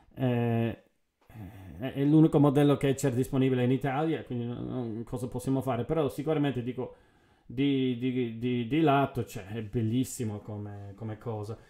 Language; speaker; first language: Italian; non-native, fluent; English